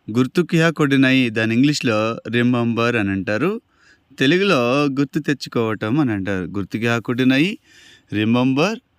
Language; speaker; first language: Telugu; non-native, local second language; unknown